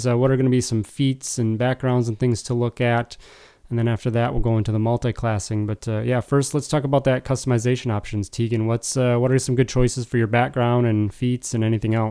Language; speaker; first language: English; native; English